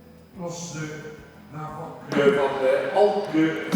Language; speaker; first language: Dutch; native; Dutch